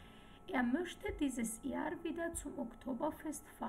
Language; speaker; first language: German; non-native, fluent; Georgian